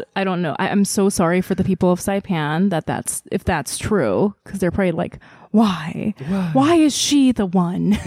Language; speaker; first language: English; early bilingual, other home language; Korean